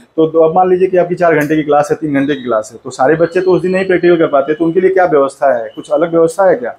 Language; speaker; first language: Hindi; native; Hindi